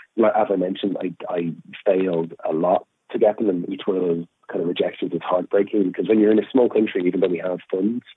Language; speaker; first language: English; native; English